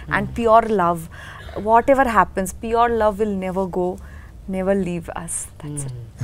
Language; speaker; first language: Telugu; non-native, learner; Bangla